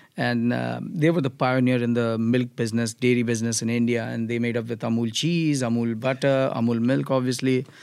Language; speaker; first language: English; non-native, local second language; Gujarati